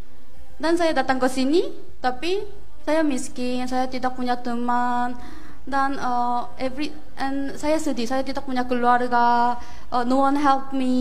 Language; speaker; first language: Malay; non-native, fluent; Korean